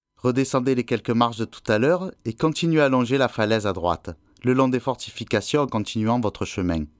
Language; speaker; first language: French; native; French